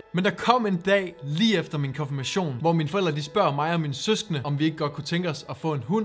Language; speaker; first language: Danish; native; Danish